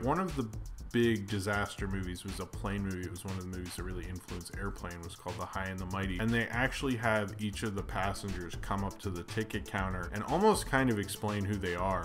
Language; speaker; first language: English; native; English